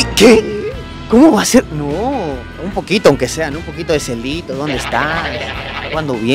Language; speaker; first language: Spanish; native; Spanish